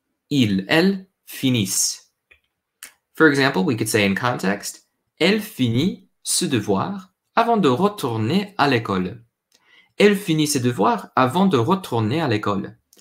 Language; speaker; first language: French; non-native, learner; English